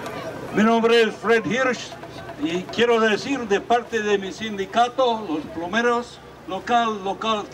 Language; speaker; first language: Spanish; non-native, fluent; English